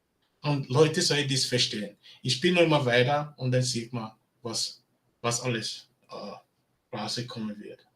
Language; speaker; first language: German; non-native, learner; Bini